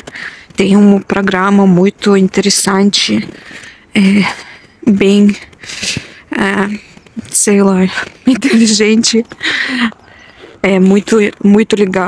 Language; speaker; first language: Portuguese; non-native, learner; Russian